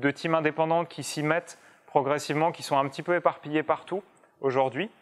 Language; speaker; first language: French; native; French